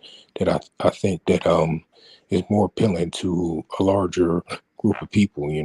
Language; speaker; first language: English; native; English